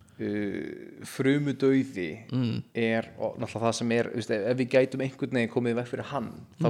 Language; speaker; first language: Icelandic; native; Icelandic